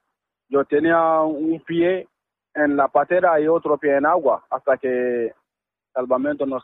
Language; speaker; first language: Spanish; non-native, learner; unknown